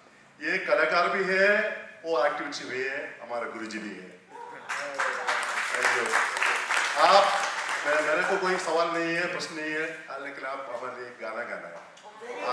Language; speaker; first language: Hindi; non-native, local second language; Kannada